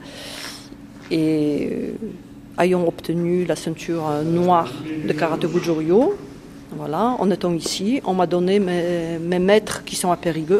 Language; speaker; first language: French; non-native, fluent; Polish